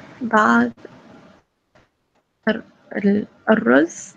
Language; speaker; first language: Arabic; non-native, learner; English